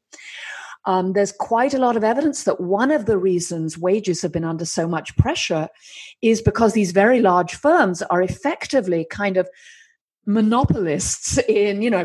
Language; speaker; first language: English; native; English